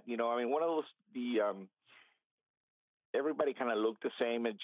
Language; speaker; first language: English; early bilingual, other home language; Spanish